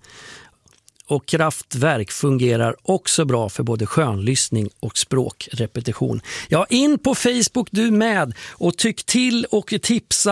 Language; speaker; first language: Swedish; native; Swedish